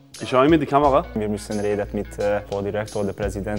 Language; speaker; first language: German; non-native, learner; Hungarian